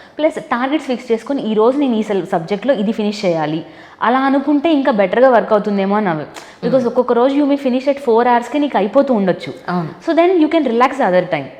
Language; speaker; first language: Telugu; native; Telugu